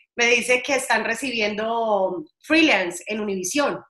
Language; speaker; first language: Spanish; native; Spanish